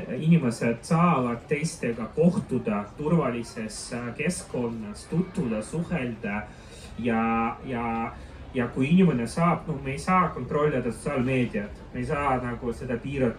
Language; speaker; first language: Estonian; non-native, local second language; Russian